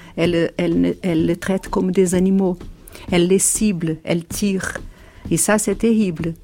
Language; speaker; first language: French; non-native, fluent; Portuguese